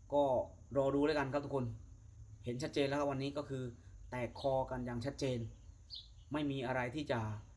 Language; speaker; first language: Thai; native; Thai